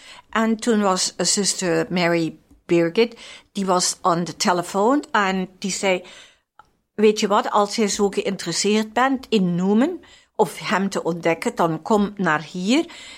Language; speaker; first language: Dutch; non-native, fluent; German